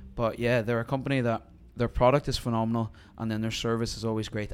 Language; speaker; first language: English; native; English